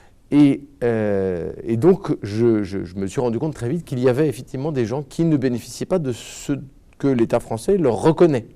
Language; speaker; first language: French; native; French